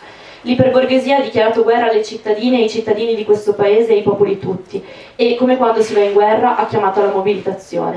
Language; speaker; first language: Italian; native; Italian